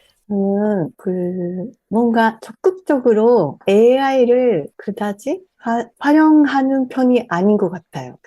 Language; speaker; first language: Korean; non-native, fluent; Japanese